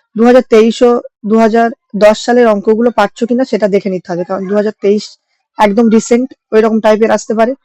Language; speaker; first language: Bangla; native; Bangla